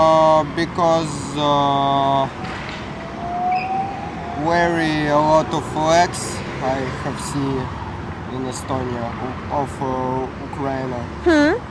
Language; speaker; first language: English; non-native, learner; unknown